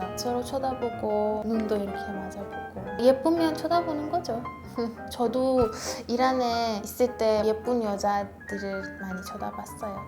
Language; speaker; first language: Korean; non-native, fluent; Persian